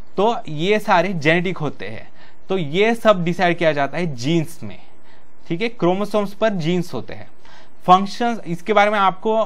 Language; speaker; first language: Hindi; non-native, local second language; Marathi